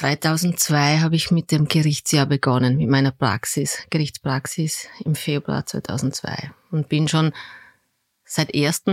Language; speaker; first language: German; early bilingual, other home language; Turkish